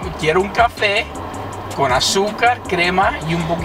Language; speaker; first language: Spanish; early bilingual, heritage; Spanish